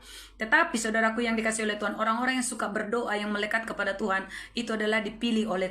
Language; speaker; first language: Malay; native; Malay